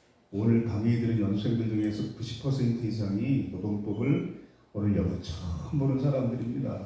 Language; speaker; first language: Korean; native; Korean